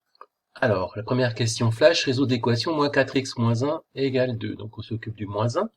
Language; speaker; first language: French; native; French